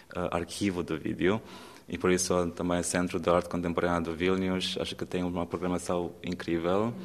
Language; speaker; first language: Portuguese; non-native, fluent; Romanian